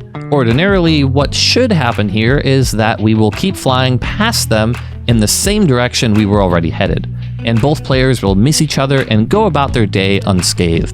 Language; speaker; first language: English; native; English